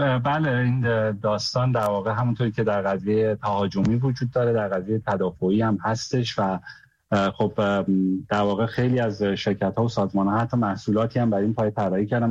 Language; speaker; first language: Persian; native; Persian